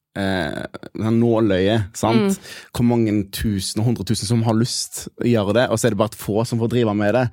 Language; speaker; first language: Norwegian; early bilingual, other home language; Hindi